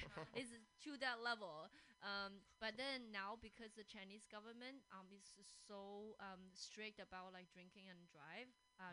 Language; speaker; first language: English; non-native, fluent; Chinese